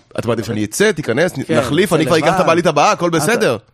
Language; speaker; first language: Hebrew; native; Hebrew